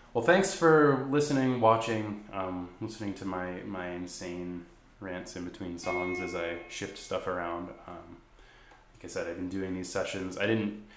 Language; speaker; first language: English; native; English